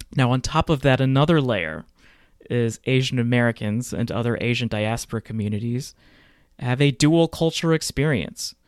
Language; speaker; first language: English; native; English